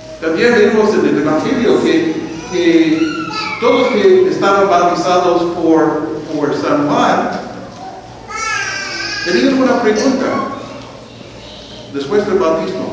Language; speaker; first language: Spanish; non-native, fluent; English